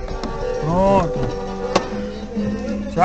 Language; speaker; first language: Portuguese; native; Portuguese